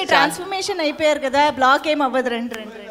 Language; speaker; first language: Telugu; native; Telugu